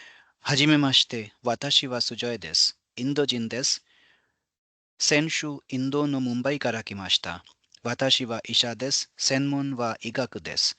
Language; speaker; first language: Japanese; non-native, fluent; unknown